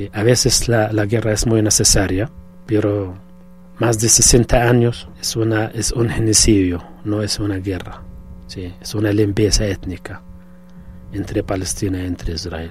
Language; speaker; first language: Spanish; non-native, fluent; Arabic